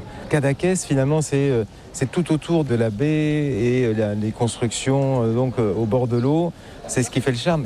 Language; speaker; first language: French; native; French